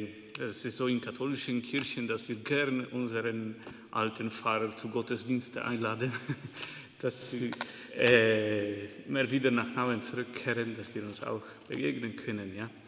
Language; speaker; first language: German; non-native, fluent; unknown